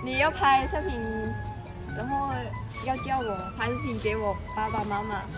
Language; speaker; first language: Chinese; non-native, learner; Lao